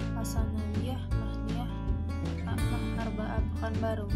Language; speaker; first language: Arabic; non-native, learner; Indonesian